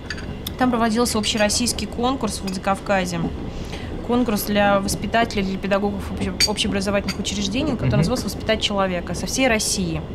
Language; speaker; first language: Russian; native; Russian